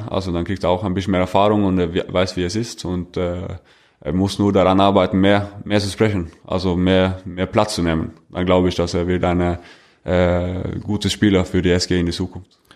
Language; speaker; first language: German; non-native, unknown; Norwegian